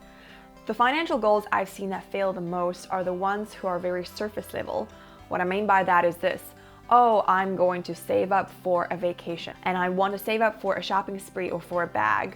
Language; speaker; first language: English; early bilingual, other home language; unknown